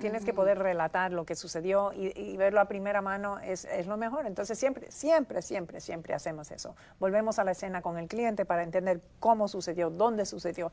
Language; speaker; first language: Spanish; native; Spanish